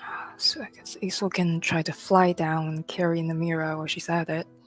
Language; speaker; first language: English; native; English